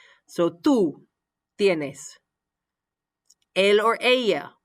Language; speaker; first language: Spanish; non-native, fluent; English